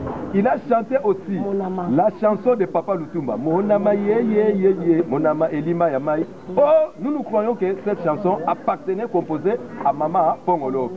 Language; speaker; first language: French; non-native, local second language; Lingala